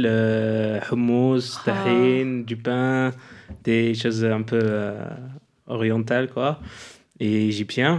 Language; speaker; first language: French; non-native, fluent; Arabic